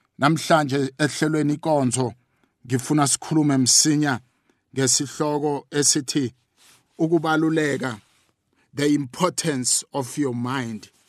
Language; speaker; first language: Zulu; non-native, local second language; South Ndebele